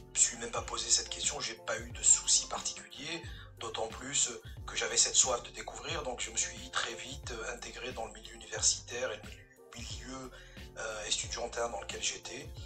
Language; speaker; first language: French; non-native, local second language; Kabyle